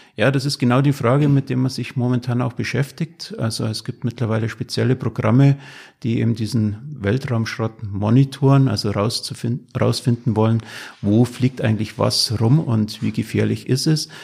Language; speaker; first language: German; native; German